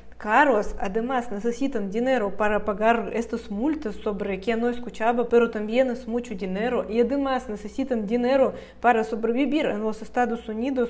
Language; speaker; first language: Spanish; non-native, fluent; Russian